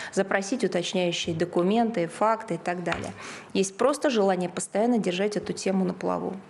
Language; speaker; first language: Russian; native; Russian